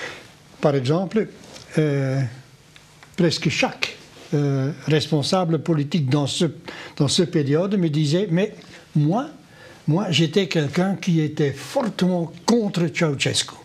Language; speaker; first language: French; non-native, local second language; Dutch